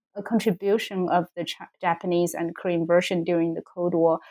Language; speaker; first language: English; non-native, fluent; Chinese